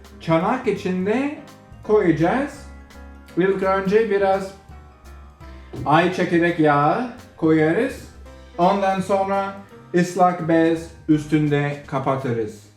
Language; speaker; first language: Turkish; non-native, learner; English